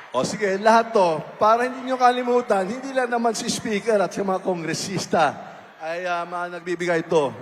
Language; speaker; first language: Filipino; native; Filipino